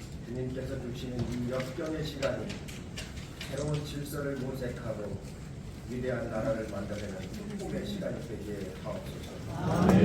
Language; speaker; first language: Korean; native; Korean